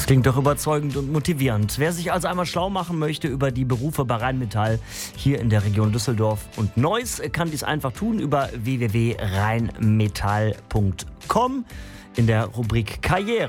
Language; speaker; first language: German; native; German